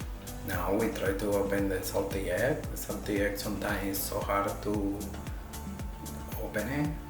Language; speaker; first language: English; non-native, learner; Spanish